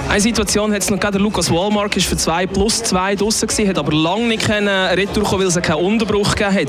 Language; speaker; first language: German; native; German